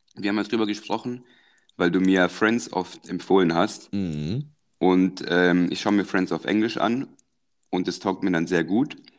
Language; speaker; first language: German; early bilingual, other home language; Croatian